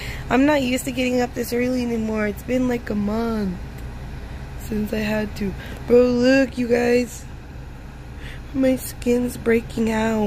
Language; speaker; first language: English; early bilingual, other home language; Spanish